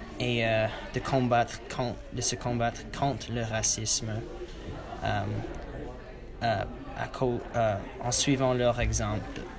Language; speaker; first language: French; non-native, learner; English